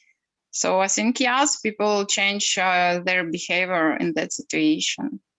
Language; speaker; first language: English; non-native, learner; Ukrainian